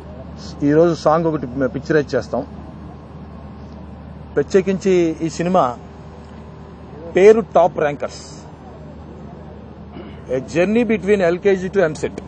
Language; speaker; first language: Telugu; native; Telugu